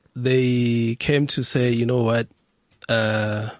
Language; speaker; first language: English; non-native, local second language; Zulu